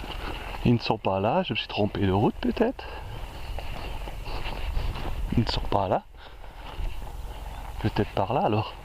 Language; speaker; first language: French; native; French